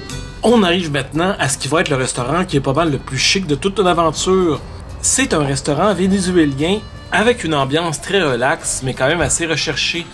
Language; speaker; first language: French; native; French